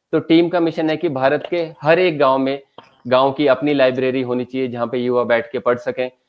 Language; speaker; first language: Hindi; native; Hindi